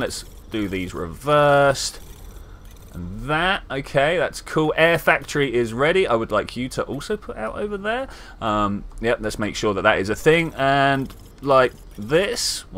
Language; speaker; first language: English; native; English